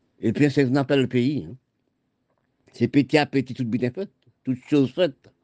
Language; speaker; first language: French; non-native, local second language; Haitian Creole